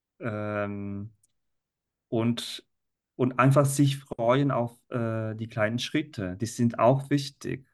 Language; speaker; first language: German; non-native, fluent; Italian